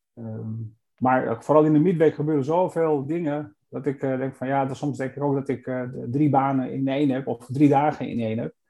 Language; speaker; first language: Dutch; non-native, fluent; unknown